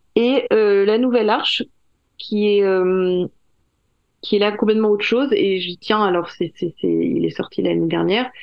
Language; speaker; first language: French; native; French